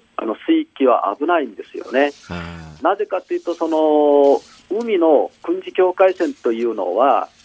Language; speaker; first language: Japanese; non-native, fluent; Korean